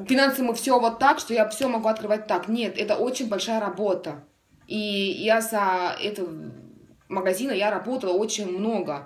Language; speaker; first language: Russian; non-native, learner; Estonian